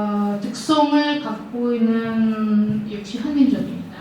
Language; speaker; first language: Korean; early bilingual, heritage; Russian